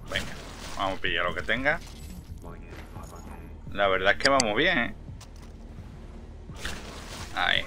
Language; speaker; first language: Spanish; native; Spanish